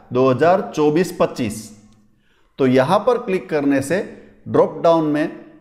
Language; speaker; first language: Hindi; non-native, local second language; Gujarati